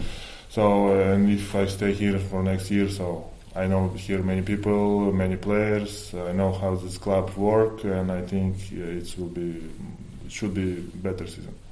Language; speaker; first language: English; non-native, fluent; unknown